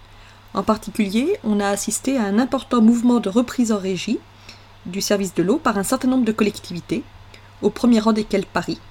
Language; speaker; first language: French; native; French